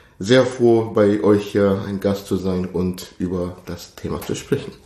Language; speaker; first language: German; early bilingual, other home language; Korean